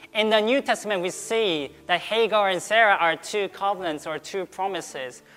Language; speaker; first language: English; early bilingual, other home language; Korean